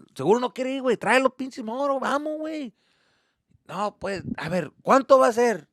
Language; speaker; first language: Spanish; early bilingual, heritage; Spanish